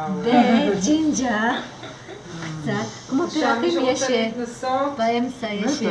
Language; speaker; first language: Hebrew; non-native, fluent; Russian